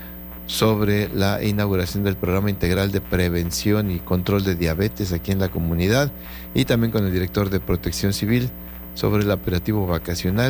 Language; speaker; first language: Spanish; native; Spanish